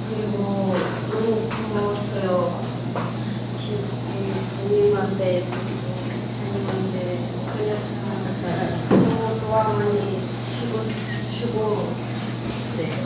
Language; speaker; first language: Korean; non-native, learner; Russian